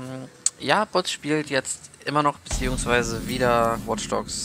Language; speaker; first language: German; native; German